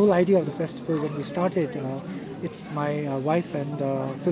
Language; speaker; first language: English; non-native, local second language; Tibetan